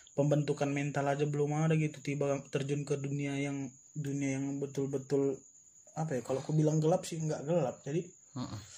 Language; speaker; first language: Indonesian; native; Indonesian